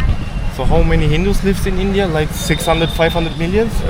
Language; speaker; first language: English; non-native, learner; Turkish